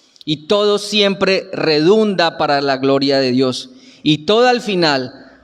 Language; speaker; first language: Spanish; native; Spanish